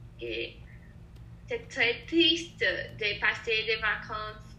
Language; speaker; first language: French; non-native, learner; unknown